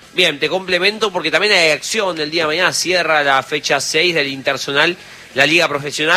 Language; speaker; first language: Spanish; native; Spanish